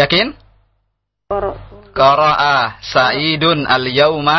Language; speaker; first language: Arabic; non-native, fluent; Indonesian